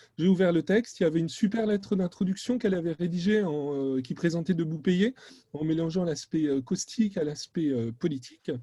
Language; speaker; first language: French; native; French